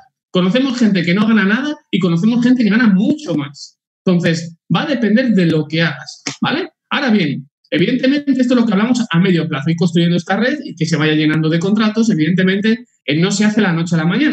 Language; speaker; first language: Spanish; native; Spanish